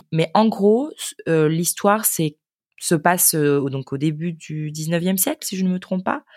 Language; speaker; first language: French; native; French